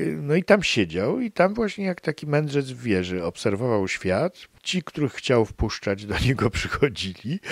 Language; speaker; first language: Polish; native; Polish